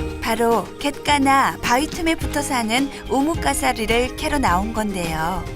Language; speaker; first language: Korean; native; Korean